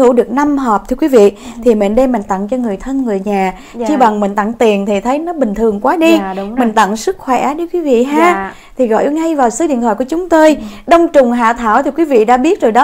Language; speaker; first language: Vietnamese; native; Vietnamese